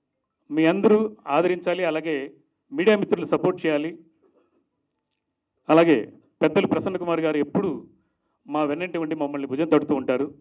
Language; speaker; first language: Telugu; native; Telugu